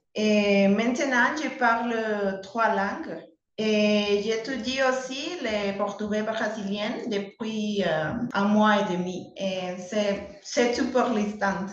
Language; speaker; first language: French; non-native, learner; Spanish